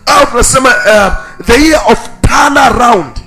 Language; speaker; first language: English; non-native, local second language; Swahili